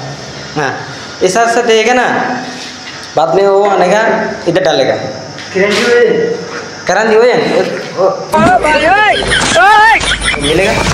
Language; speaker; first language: Hindi; non-native, learner; Bangla